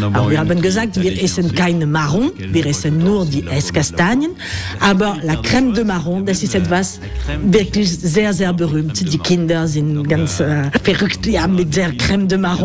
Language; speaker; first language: German; non-native, learner; French